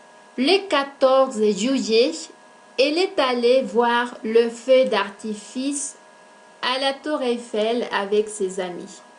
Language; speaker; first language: French; non-native, fluent; Spanish